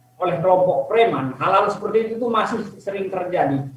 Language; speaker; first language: Indonesian; native; Indonesian